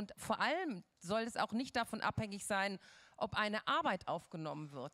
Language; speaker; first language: German; native; German